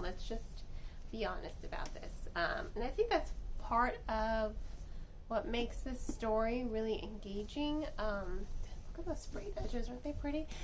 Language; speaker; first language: English; native; English